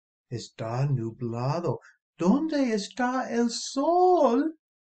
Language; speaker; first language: Spanish; non-native, fluent; English